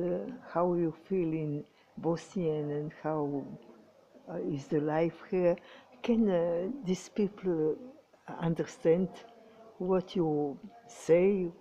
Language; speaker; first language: English; non-native, learner; Croatian